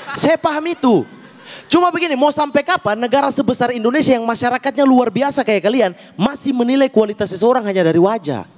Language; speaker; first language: Indonesian; native; Indonesian